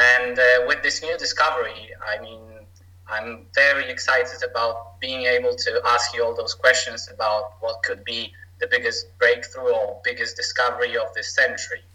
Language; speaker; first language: English; non-native, fluent; Polish